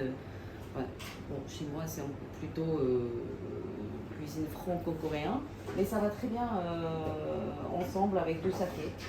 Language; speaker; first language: French; non-native, learner; Korean